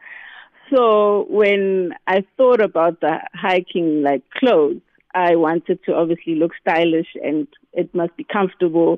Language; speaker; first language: English; non-native, local second language; Southern Sotho